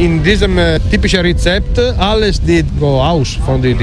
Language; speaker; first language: German; non-native, learner; Italian